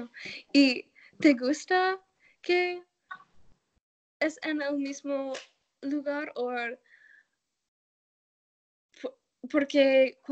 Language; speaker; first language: Spanish; non-native, learner; English